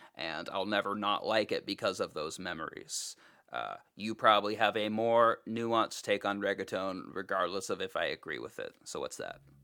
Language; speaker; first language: English; native; English